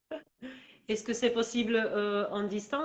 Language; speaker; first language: French; non-native, learner; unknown